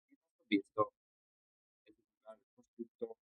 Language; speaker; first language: Italian; non-native, learner; English